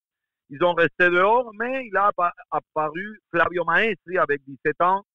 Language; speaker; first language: French; non-native, fluent; Spanish